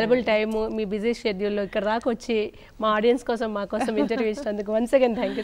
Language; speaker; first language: Telugu; native; Telugu